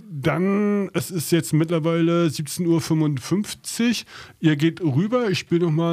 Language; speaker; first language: German; native; German